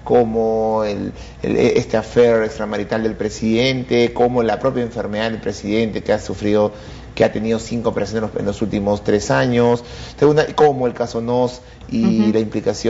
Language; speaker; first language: Spanish; native; Spanish